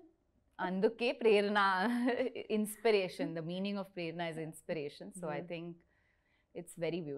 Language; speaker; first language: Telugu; non-native, learner; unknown